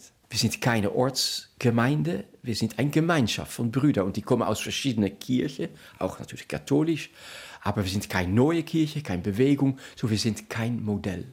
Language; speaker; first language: German; non-native, fluent; Dutch